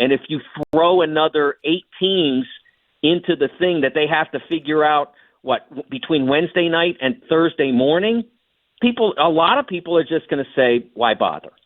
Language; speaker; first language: English; native; English